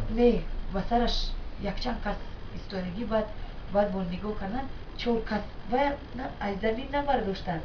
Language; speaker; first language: Tajik; non-native, local second language; Shughni